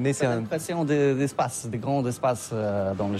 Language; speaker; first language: French; non-native, learner; Polish